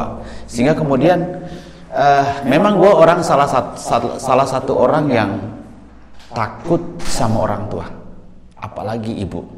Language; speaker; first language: Indonesian; native; Indonesian